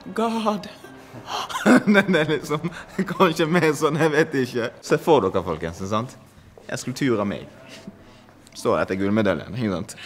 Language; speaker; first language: Norwegian; non-native, fluent; Swahili